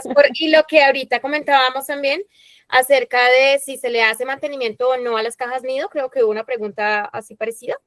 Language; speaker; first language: Spanish; native; Spanish